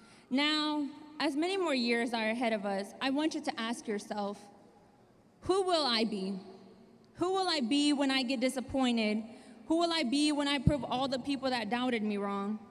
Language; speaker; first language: English; early bilingual, other home language; Spanish